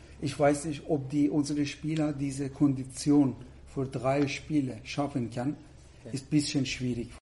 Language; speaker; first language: German; non-native, learner; Persian